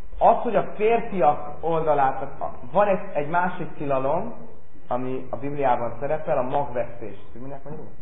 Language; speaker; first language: Hungarian; non-native, fluent; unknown